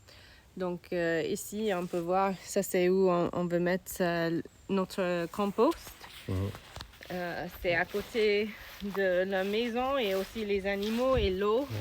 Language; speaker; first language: French; non-native, learner; English